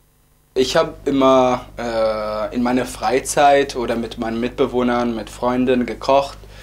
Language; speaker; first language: German; non-native, fluent; Italian